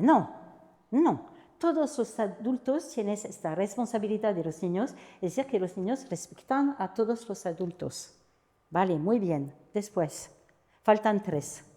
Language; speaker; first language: Spanish; non-native, fluent; French